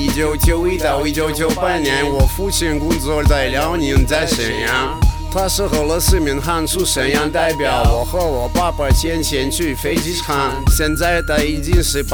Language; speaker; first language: Chinese; non-native, learner; Russian